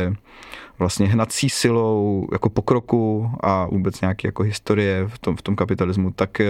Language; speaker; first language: Czech; native; Czech